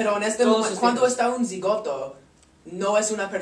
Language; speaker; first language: Spanish; non-native, learner; English